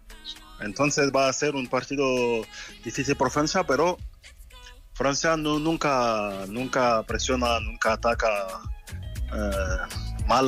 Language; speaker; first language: Spanish; non-native, fluent; French